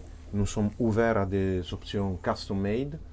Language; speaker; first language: French; non-native, fluent; Italian